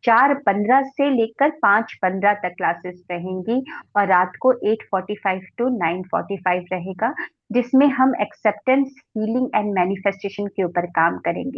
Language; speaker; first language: Hindi; native; Hindi